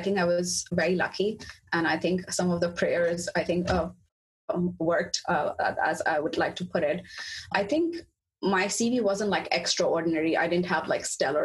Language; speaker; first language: English; non-native, local second language; Urdu